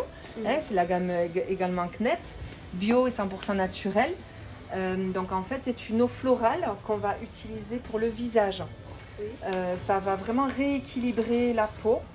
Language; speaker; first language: French; native; French